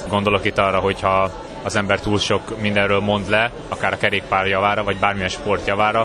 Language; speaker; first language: Hungarian; native; Hungarian